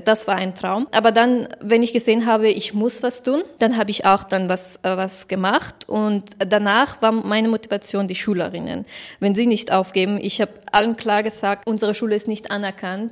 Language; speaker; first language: German; non-native, fluent; Persian